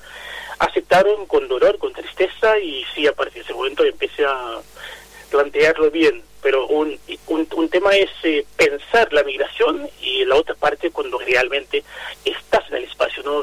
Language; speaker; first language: Spanish; non-native, fluent; Haitian Creole